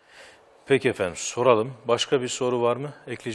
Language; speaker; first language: Turkish; native; Turkish